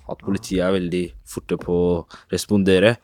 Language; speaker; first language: Norwegian; native; Norwegian